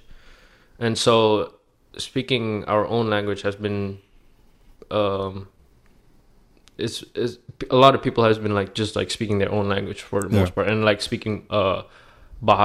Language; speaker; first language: English; non-native, fluent; Indonesian